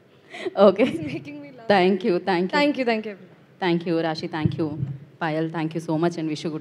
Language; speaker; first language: Telugu; native; Telugu